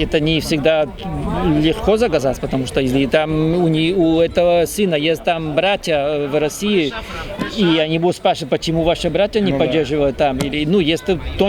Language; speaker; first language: Russian; non-native, fluent; Spanish